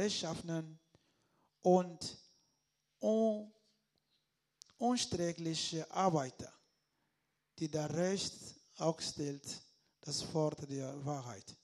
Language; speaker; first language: German; non-native, learner; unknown